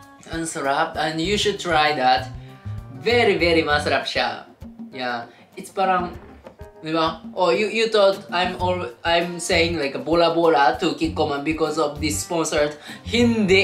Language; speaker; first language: English; non-native, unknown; Japanese